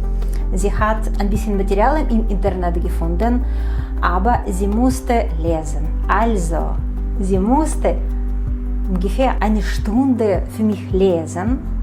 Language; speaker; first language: German; non-native, learner; Ukrainian